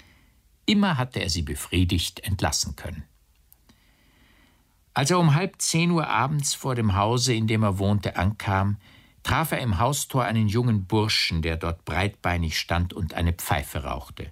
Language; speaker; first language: German; native; German